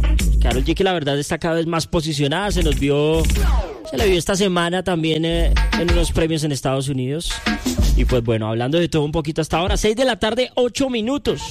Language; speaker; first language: Spanish; native; Spanish